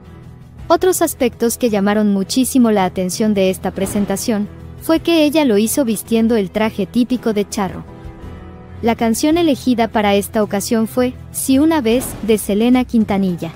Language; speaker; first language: Spanish; native; Spanish